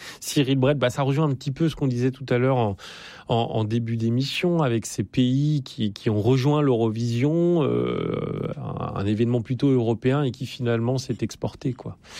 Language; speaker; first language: French; native; French